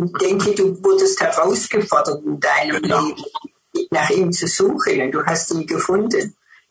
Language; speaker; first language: German; non-native, fluent; English